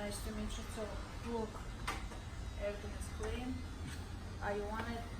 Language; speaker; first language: English; non-native, learner; Russian